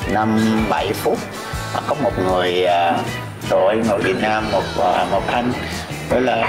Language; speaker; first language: Vietnamese; non-native, learner; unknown